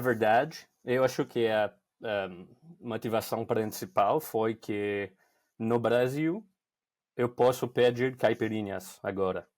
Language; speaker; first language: Portuguese; non-native, learner; French